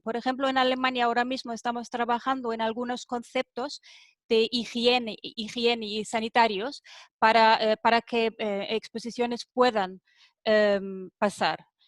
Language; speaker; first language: Spanish; non-native, fluent; German